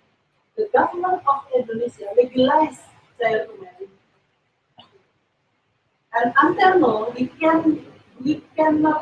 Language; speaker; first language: English; non-native, learner; Indonesian